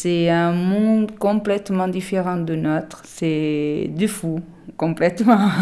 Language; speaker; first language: French; non-native, learner; Portuguese